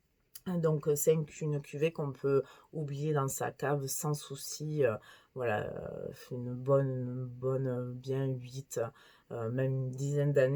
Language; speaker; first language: French; native; French